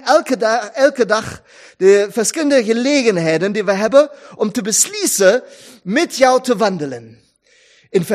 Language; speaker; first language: Dutch; non-native, fluent; German